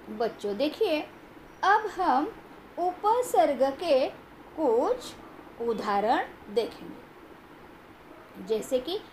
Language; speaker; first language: Hindi; non-native, local second language; Marathi